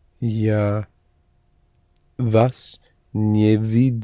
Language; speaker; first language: Russian; non-native, learner; English